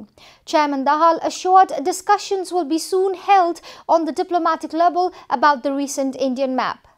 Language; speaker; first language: English; non-native, local second language; Nepali